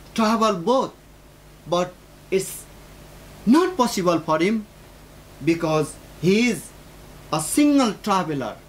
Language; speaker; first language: English; non-native, local second language; Nepali